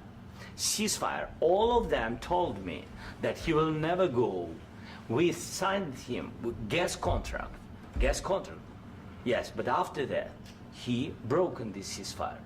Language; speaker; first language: English; non-native, fluent; Russian